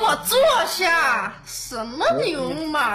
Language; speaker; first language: Chinese; native; Chinese